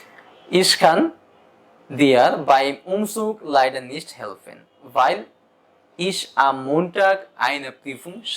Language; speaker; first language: German; non-native, fluent; Bangla